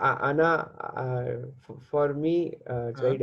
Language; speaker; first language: English; non-native, learner; Hindi